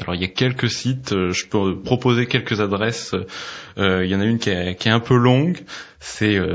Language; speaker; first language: French; native; French